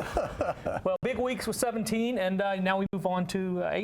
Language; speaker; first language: English; native; English